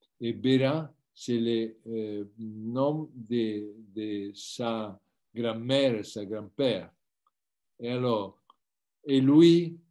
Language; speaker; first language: French; non-native, learner; Italian